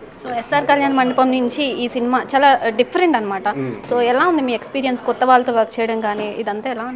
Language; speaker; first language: Telugu; native; Telugu